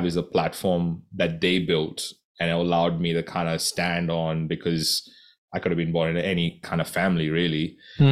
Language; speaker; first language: English; non-native, local second language; Konkani